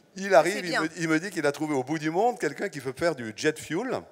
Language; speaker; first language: French; native; French